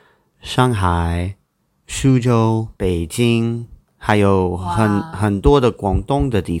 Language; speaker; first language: Chinese; non-native, learner; English